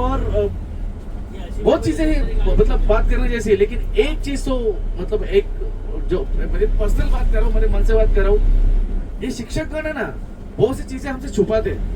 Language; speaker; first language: Hindi; non-native, local second language; Marathi